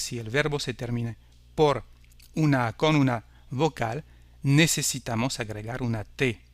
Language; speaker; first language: Spanish; non-native, fluent; French